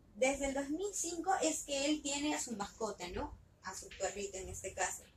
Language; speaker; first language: Spanish; native; Spanish